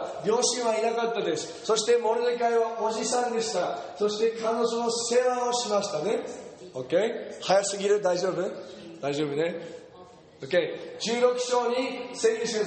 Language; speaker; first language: Japanese; non-native, fluent; English